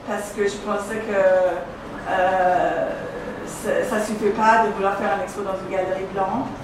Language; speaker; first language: French; non-native, fluent; Persian